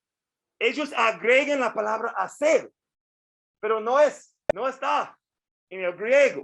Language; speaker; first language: Spanish; non-native, fluent; English